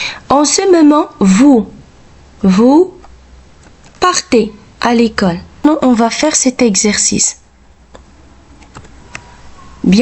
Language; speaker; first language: French; non-native, local second language; Arabic